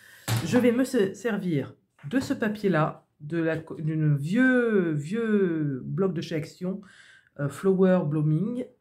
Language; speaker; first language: French; native; French